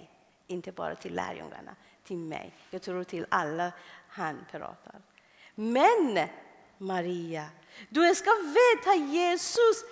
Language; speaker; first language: Swedish; non-native, fluent; Persian